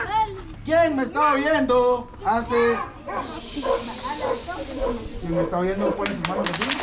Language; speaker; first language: Spanish; native; Spanish